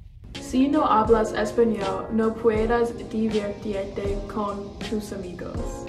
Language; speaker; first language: Spanish; non-native, learner; English